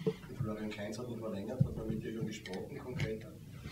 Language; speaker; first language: German; native; German